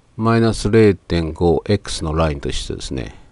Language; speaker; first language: Japanese; native; Japanese